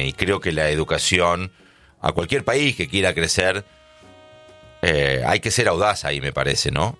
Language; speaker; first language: Spanish; native; Spanish